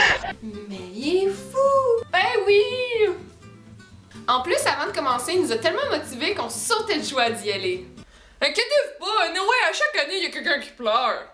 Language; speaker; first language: French; native; French